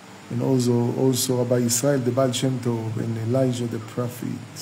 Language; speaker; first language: English; non-native, fluent; Hebrew